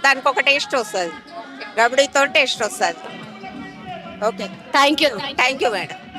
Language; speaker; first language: Telugu; native; Telugu